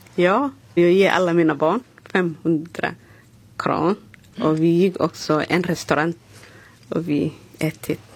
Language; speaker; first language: Swedish; non-native, learner; Somali